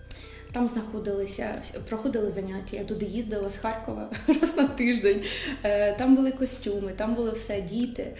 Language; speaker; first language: Ukrainian; native; Ukrainian